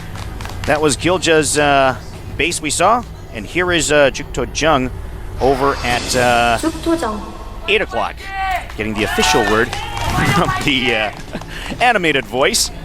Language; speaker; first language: English; native; English